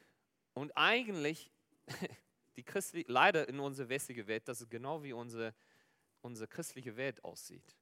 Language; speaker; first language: German; non-native, fluent; Afrikaans